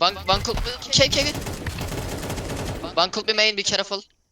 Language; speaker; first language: English; non-native, learner; Turkish